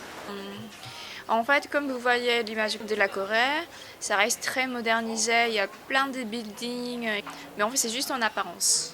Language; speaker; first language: French; non-native, fluent; Korean